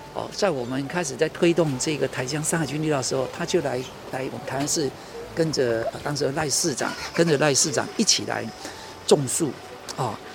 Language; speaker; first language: Min Nan Chinese; native; Min Nan Chinese